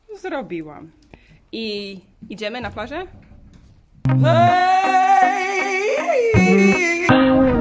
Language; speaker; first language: Polish; non-native, learner; English